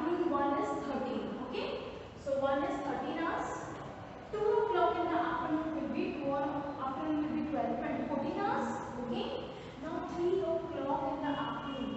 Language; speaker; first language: English; non-native, local second language; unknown